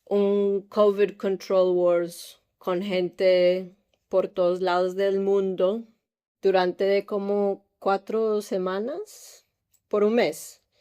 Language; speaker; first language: Spanish; early bilingual, heritage; English